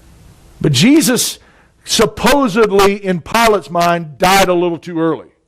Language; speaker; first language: English; native; English